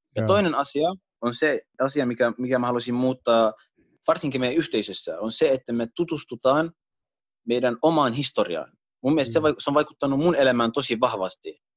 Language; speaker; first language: Finnish; early bilingual, other home language; Arabic